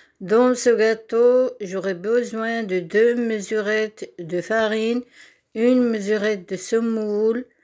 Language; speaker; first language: French; non-native, local second language; Arabic